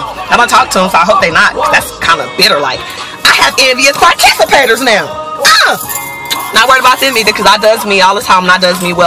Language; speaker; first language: English; native; English